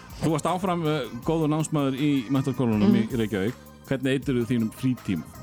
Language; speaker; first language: Icelandic; native; Icelandic